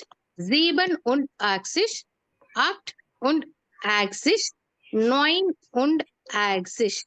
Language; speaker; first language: German; non-native, fluent; Tamil